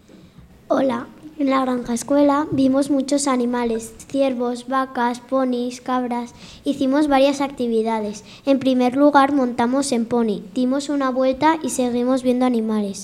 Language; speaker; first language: Spanish; native; Spanish